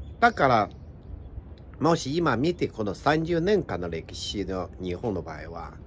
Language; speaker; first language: Japanese; non-native, fluent; Chinese